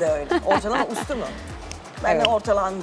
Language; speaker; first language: Turkish; non-native, fluent; Serbian